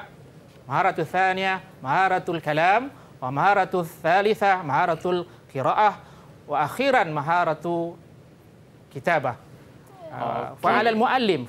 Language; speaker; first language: Arabic; non-native, fluent; Malay